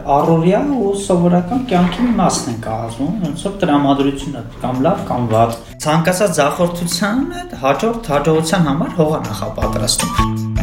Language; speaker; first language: Armenian; native; Armenian